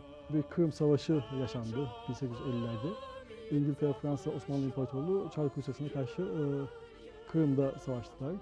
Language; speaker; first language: Turkish; native; Turkish